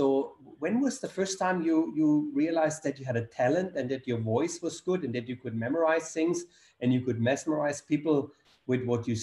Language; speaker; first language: English; non-native, fluent; German